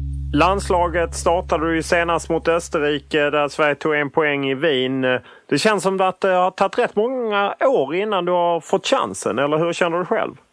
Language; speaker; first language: Swedish; native; Swedish